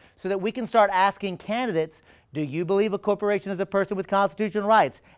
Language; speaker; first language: English; native; English